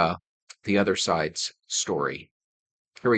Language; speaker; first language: English; native; English